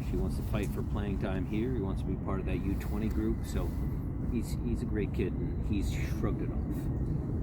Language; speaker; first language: English; native; English